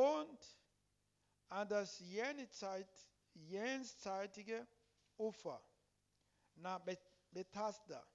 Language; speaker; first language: German; non-native, learner; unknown